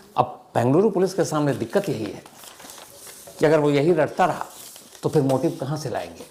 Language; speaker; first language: Hindi; native; Hindi